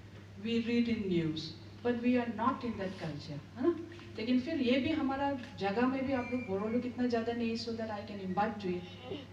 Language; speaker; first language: Hindi; non-native, local second language; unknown